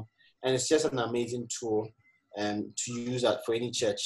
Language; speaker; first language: English; non-native, local second language; Akan